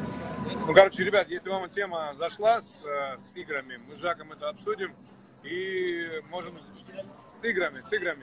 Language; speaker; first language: Russian; native; Russian